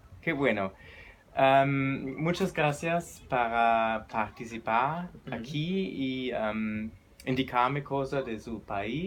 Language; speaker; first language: Spanish; non-native, learner; German